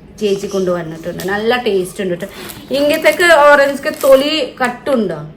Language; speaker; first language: Malayalam; non-native, fluent; Nepali